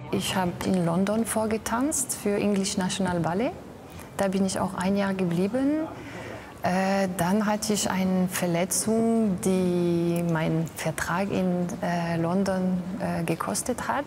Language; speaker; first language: German; non-native, fluent; French